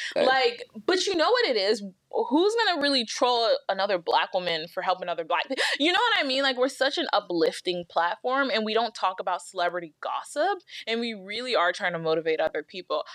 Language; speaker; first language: English; early bilingual, other home language; Akan